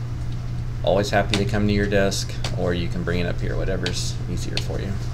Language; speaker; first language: English; native; English